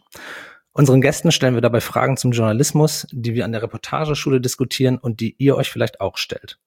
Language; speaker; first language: German; native; German